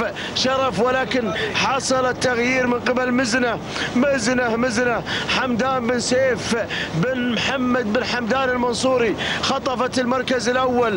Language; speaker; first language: Arabic; native; Arabic